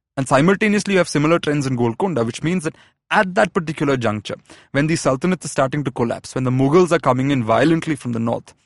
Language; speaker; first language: English; non-native, local second language; Malayalam